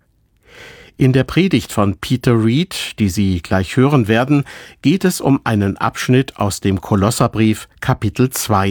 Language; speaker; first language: German; native; German